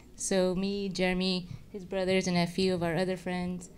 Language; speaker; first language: English; native; English